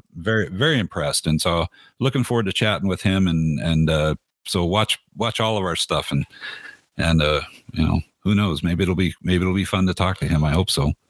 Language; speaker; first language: English; native; English